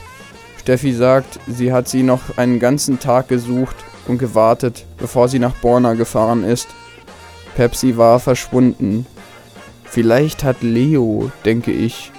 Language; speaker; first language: German; native; German